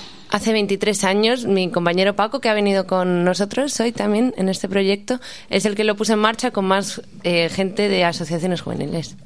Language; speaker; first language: Spanish; native; Spanish